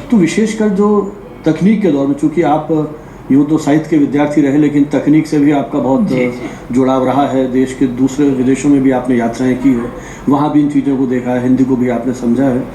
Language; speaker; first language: Hindi; native; Hindi